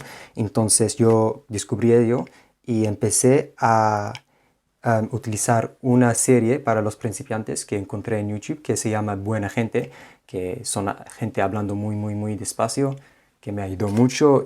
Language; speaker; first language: Spanish; non-native, fluent; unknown